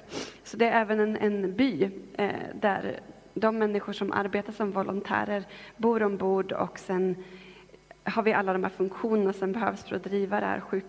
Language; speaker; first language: Swedish; native; Swedish